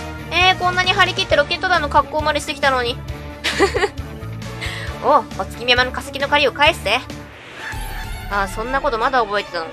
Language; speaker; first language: Japanese; native; Japanese